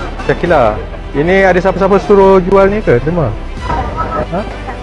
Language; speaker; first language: Malay; native; Malay